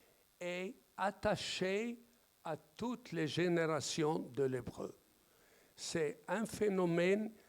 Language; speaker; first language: French; non-native, fluent; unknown